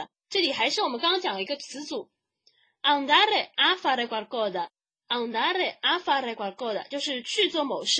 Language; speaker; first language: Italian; non-native, fluent; Chinese